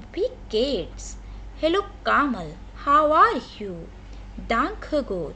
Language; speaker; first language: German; non-native, fluent; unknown